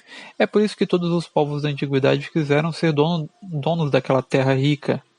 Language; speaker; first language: Portuguese; native; Portuguese